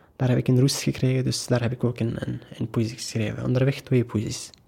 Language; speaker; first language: Dutch; non-native, learner; Persian